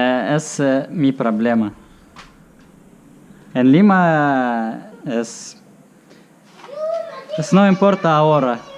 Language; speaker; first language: Spanish; non-native, learner; Russian